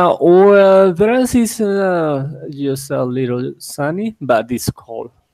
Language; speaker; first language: English; non-native, learner; Spanish